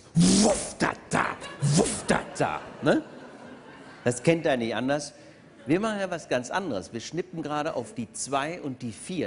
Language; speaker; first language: German; native; German